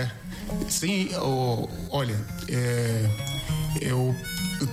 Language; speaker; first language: Portuguese; non-native, learner; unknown